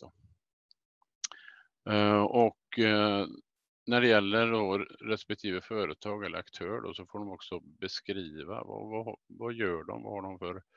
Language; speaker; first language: Swedish; native; Swedish